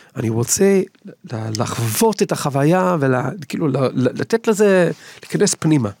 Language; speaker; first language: Hebrew; non-native, fluent; English